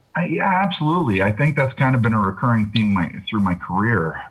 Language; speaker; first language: English; native; English